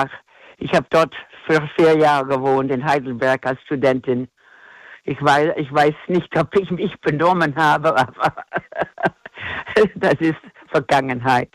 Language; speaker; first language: German; non-native, fluent; English